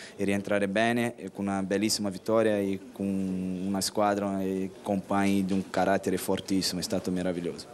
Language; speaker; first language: Italian; non-native, fluent; Portuguese